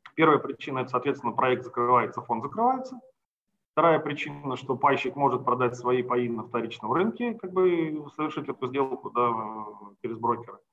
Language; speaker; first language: Russian; native; Russian